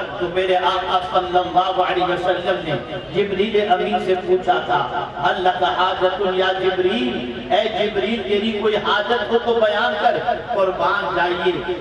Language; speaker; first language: Urdu; native; Urdu